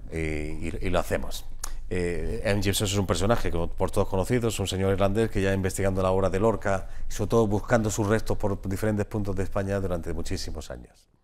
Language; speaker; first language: Spanish; native; Spanish